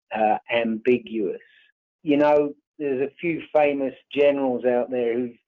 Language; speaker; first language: English; native; English